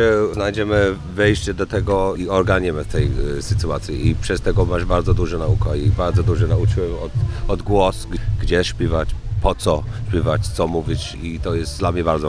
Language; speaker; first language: Polish; non-native, learner; English